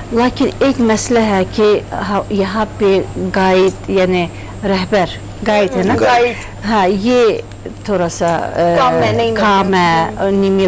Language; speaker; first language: Hindi; non-native, learner; Turkish